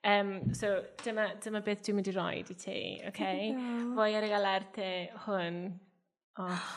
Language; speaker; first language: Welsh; native; Welsh